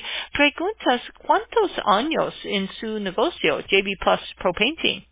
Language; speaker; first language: Spanish; non-native, learner; English